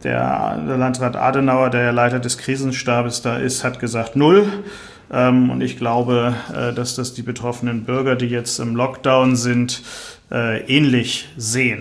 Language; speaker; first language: German; native; German